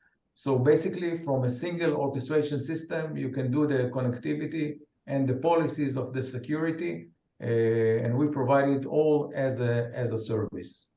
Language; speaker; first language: English; non-native, fluent; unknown